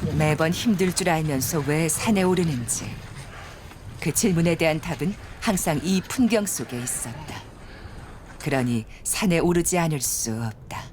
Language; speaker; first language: Korean; native; Korean